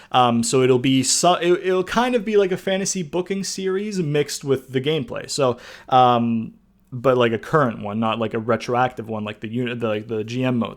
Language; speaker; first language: English; native; English